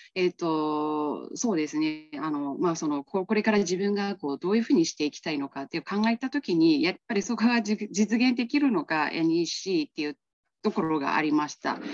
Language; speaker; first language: Japanese; non-native, fluent; Burmese